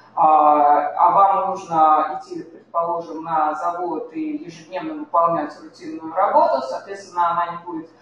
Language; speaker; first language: Russian; native; Russian